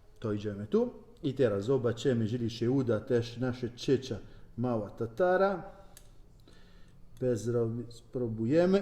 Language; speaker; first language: Polish; non-native, learner; Italian